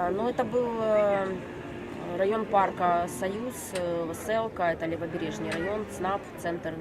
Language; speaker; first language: Russian; native; Russian